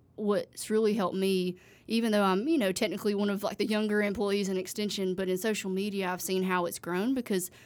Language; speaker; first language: English; native; English